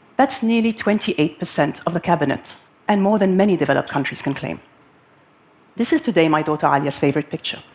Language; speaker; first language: English; non-native, fluent; Arabic